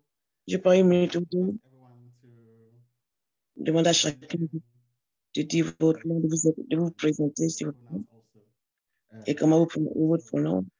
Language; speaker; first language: French; non-native, learner; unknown